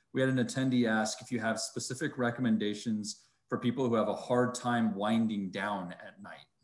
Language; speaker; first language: English; native; English